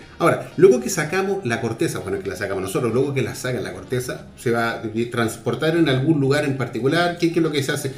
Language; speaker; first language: Spanish; native; Spanish